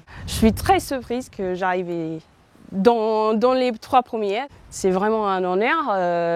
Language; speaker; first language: French; non-native, fluent; English